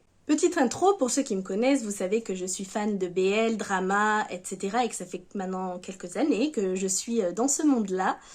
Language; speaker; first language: French; native; French